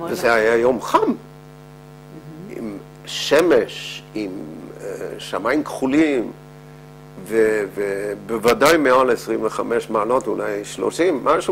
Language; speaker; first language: Hebrew; non-native, fluent; Dutch